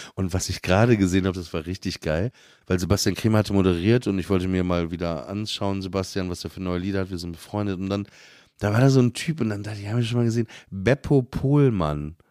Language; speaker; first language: German; native; German